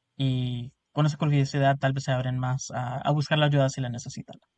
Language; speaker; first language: Spanish; early bilingual, heritage; Spanish